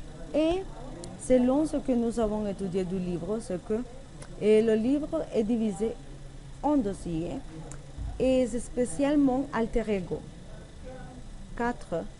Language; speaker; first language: French; non-native, learner; Spanish